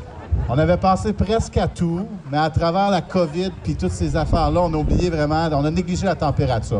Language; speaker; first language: French; native; French